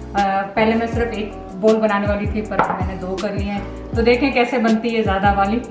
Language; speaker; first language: Urdu; native; Urdu